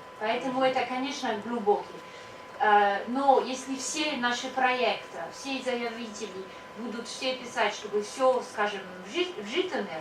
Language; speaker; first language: Russian; non-native, learner; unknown